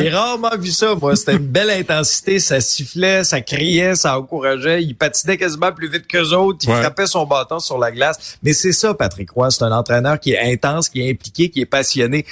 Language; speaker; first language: French; native; French